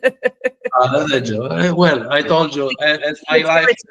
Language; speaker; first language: English; non-native, learner; Italian